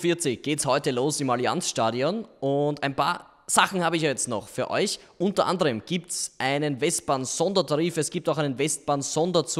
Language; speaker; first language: German; native; German